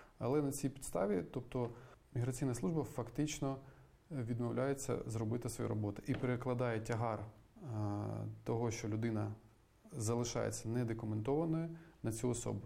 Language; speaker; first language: Ukrainian; native; Ukrainian